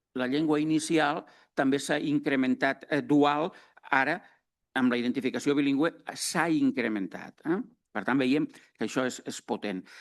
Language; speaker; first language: Catalan; native; Catalan